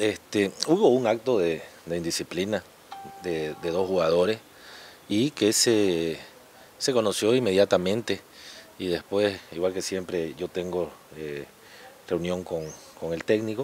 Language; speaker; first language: Spanish; native; Spanish